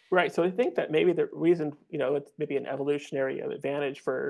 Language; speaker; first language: English; native; English